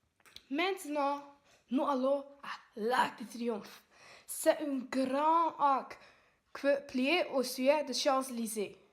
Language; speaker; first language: French; non-native, learner; Dutch